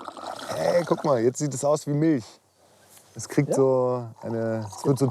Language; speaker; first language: German; native; German